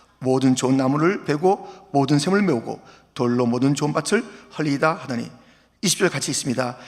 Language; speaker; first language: Korean; native; Korean